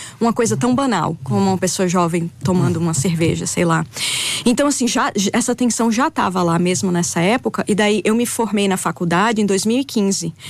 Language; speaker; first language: Portuguese; native; Portuguese